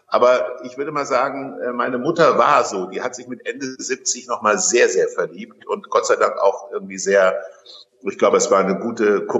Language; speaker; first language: German; native; German